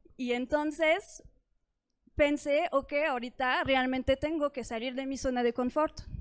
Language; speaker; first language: Spanish; non-native, fluent; French